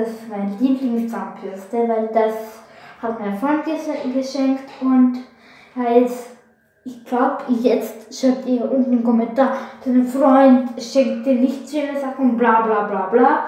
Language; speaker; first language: German; non-native, learner; Bulgarian